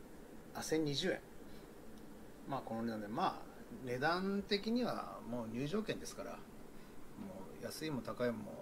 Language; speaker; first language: Japanese; native; Japanese